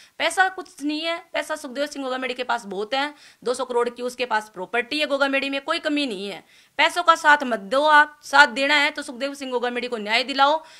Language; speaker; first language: Hindi; native; Hindi